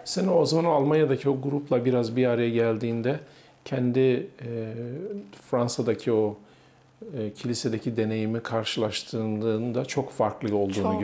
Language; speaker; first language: Turkish; native; Turkish